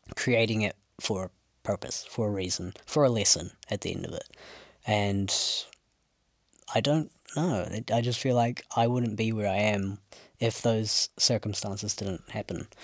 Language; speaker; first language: English; native; English